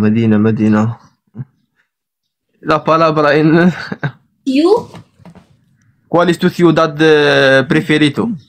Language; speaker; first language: Spanish; non-native, learner; Arabic